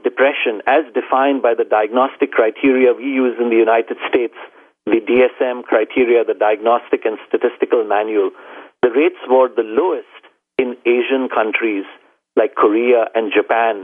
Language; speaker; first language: English; non-native, local second language; Hindi